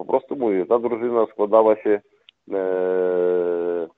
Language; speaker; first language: Polish; non-native, fluent; Russian